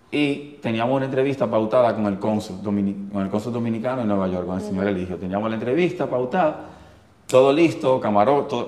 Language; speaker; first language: Spanish; native; Spanish